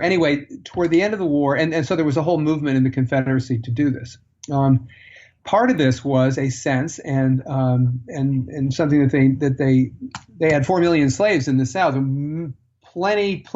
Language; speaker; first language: English; native; English